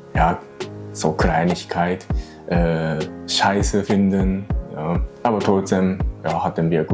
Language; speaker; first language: German; non-native, learner; Japanese